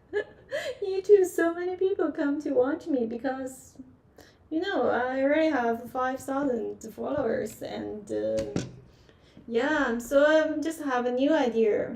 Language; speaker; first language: English; non-native, fluent; Chinese